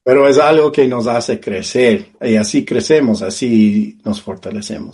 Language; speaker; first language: Spanish; non-native, fluent; English